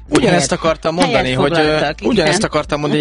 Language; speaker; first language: Hungarian; native; Hungarian